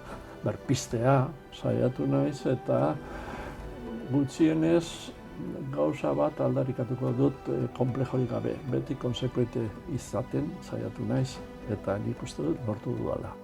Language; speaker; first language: Basque; non-native, local second language; Spanish